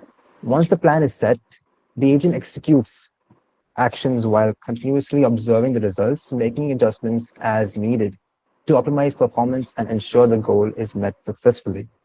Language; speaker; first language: English; non-native, local second language; Malayalam